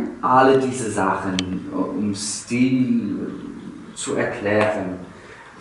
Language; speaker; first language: German; non-native, fluent; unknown